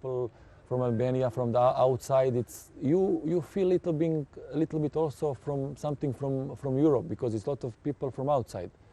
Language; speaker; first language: English; non-native, fluent; Serbian